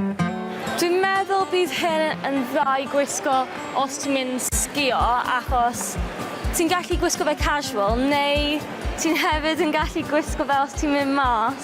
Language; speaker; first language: Welsh; non-native, local second language; English